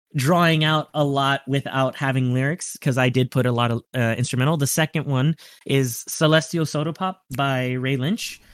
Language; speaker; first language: English; early bilingual, other home language; Spanish